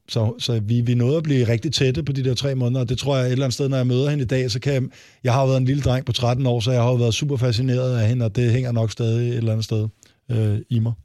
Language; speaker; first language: Danish; native; Danish